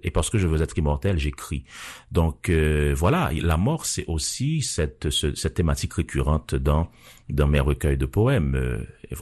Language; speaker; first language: French; non-native, local second language; Haitian Creole